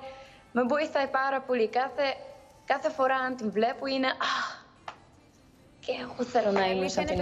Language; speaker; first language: Greek; early bilingual, heritage; Greek